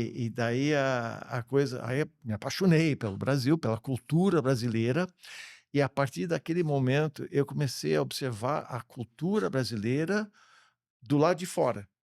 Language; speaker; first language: Portuguese; early bilingual, other home language; English